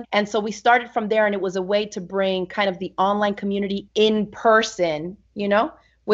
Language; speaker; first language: English; native; English